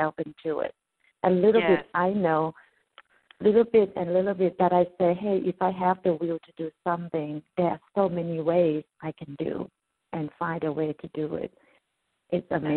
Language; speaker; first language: English; non-native, fluent; Thai